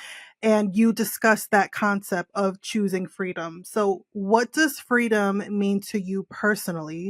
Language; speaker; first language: English; native; English